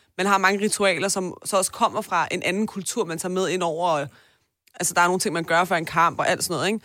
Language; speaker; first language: Danish; early bilingual, other home language; Persian